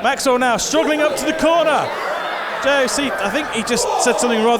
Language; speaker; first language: English; native; English